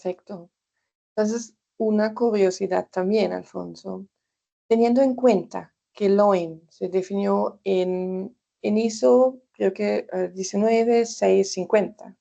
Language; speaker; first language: Spanish; non-native, fluent; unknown